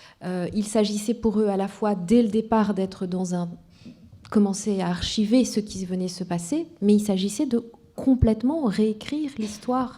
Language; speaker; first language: French; non-native, local second language; Kinyarwanda